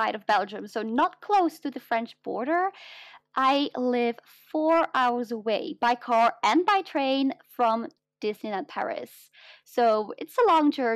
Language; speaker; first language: English; non-native, fluent; Dutch